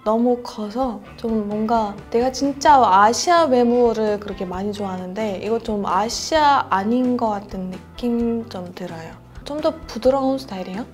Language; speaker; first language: Korean; non-native, fluent; Russian